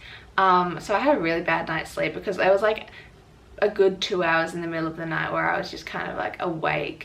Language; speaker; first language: English; native; English